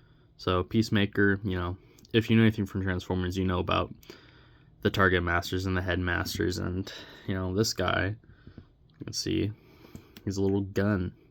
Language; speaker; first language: English; native; English